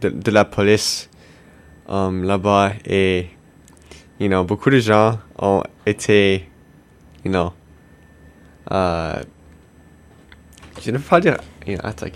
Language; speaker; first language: French; non-native, local second language; English